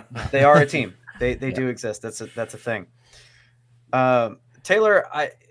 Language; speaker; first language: English; native; English